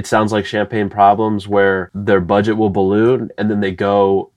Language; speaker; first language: English; native; English